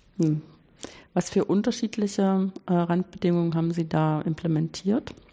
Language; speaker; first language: German; native; German